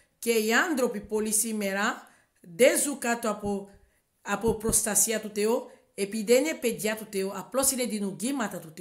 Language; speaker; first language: Greek; non-native, learner; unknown